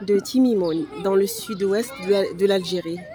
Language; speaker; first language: French; non-native, local second language; Arabic